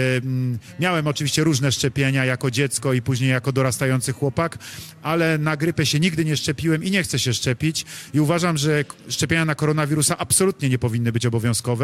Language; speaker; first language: Polish; native; Polish